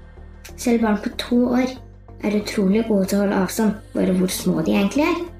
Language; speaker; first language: Norwegian; early bilingual, heritage; Norwegian